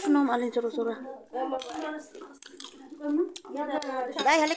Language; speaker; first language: Arabic; non-native, learner; Filipino